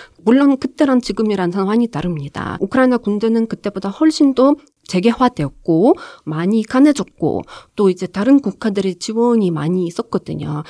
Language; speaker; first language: Korean; non-native, fluent; Ukrainian